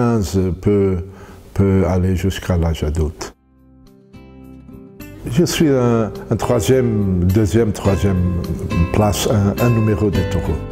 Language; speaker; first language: French; non-native, fluent; Portuguese